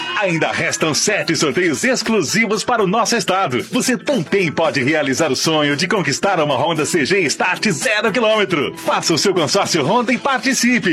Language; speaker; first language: Portuguese; native; Portuguese